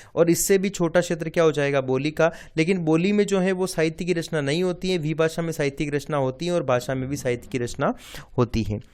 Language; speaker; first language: Hindi; native; Hindi